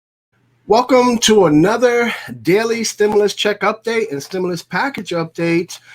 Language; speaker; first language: English; native; English